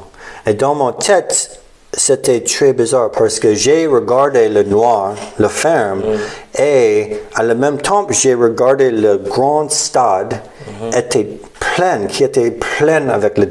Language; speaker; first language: French; non-native, learner; English